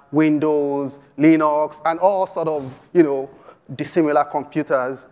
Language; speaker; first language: English; non-native, local second language; Yoruba